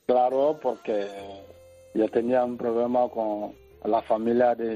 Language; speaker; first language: Spanish; non-native, learner; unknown